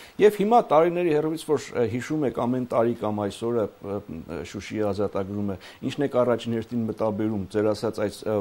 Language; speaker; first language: Armenian; native; Armenian